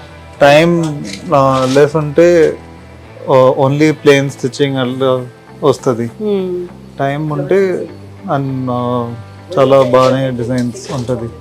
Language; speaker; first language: Telugu; non-native, local second language; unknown